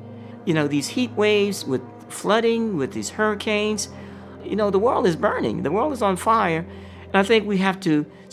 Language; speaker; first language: English; native; English